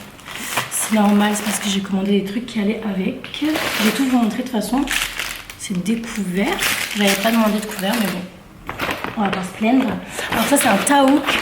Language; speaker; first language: French; native; French